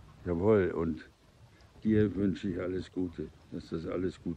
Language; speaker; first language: German; native; German